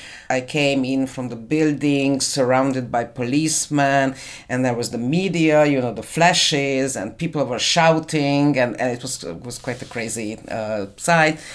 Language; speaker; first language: English; non-native, fluent; Hungarian